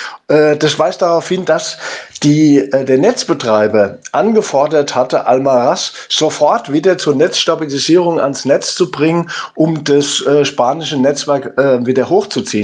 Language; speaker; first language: German; native; German